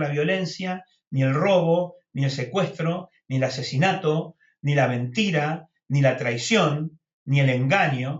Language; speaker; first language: Spanish; native; Spanish